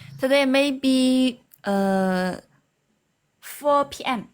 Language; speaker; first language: English; non-native, learner; Chinese